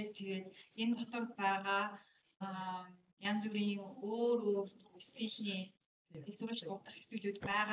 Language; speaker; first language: Mongolian; native; Mongolian